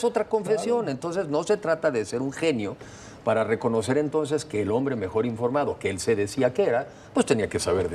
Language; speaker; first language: Spanish; native; Spanish